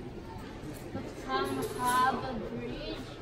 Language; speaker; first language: Russian; early bilingual, heritage; Russian